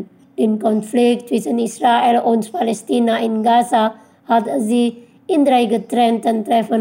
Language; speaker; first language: German; non-native, fluent; Indonesian